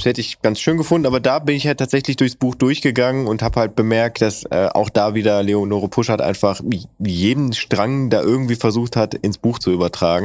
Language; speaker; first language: German; native; German